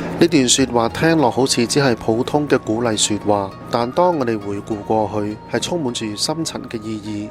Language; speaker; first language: Cantonese; non-native, fluent; Thai